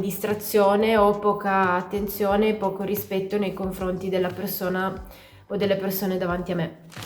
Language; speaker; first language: Italian; native; Italian